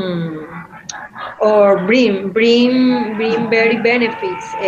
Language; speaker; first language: English; non-native, learner; Spanish